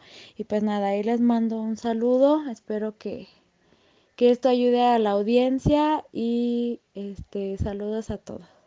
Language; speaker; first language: Spanish; native; Spanish